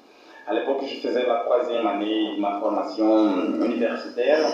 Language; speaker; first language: French; non-native, fluent; Portuguese